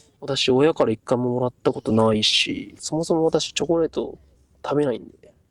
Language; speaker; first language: Japanese; native; Japanese